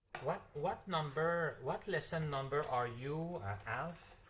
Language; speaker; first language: English; non-native, learner; Vietnamese